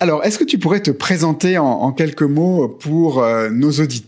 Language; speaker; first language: French; native; French